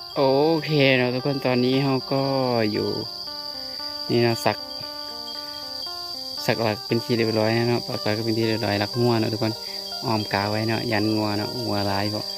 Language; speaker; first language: Thai; non-native, local second language; Northeastern Thai